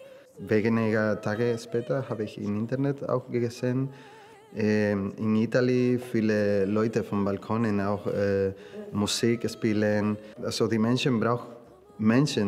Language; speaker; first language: German; non-native, fluent; Spanish